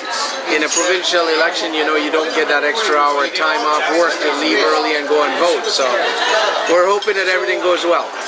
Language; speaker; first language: English; native; English